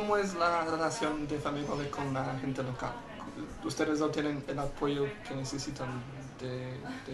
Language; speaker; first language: Spanish; non-native, learner; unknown